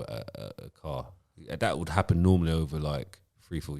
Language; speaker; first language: English; native; English